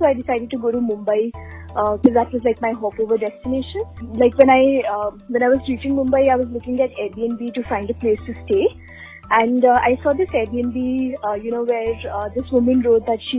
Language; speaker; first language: English; non-native, local second language; Hindi